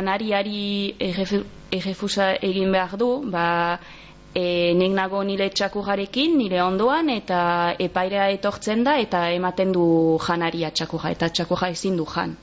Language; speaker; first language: Basque; non-native, local second language; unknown